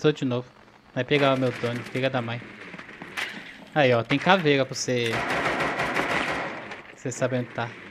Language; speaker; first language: Portuguese; native; Portuguese